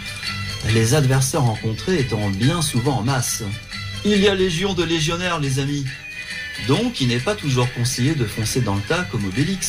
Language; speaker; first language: French; native; French